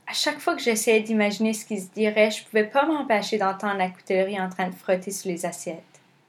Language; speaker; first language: French; native; French